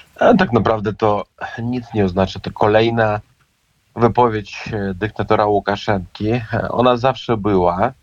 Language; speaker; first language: Polish; non-native, fluent; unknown